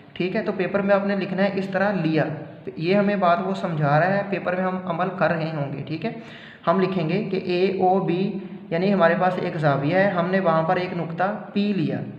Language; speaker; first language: Urdu; non-native, local second language; Punjabi